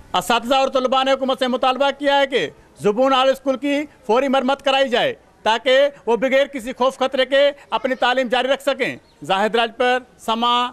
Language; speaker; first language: Urdu; non-native, local second language; Sindhi